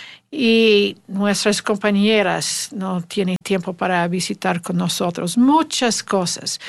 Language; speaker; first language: Spanish; non-native, learner; English